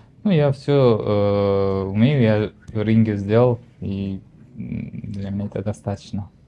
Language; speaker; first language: Russian; non-native, learner; Uzbek